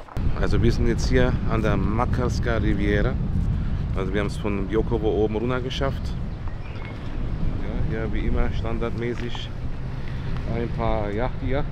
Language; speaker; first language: German; native; German